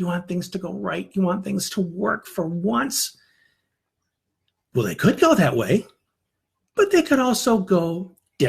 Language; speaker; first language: English; native; English